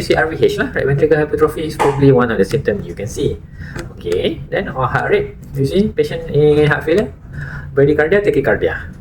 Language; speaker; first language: English; non-native, local second language; Malay